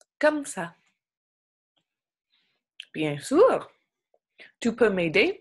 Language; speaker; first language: French; non-native, local second language; English